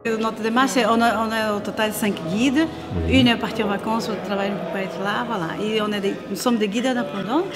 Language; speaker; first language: French; non-native, fluent; Portuguese